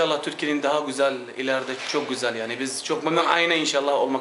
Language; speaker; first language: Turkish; non-native, learner; Arabic